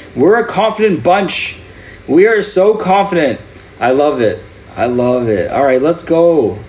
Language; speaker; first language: English; native; English